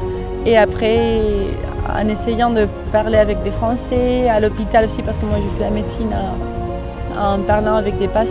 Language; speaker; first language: French; non-native, learner; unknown